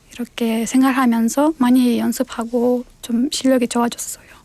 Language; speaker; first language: Korean; non-native, fluent; Kyrgyz